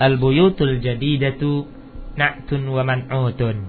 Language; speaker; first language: Arabic; non-native, fluent; Indonesian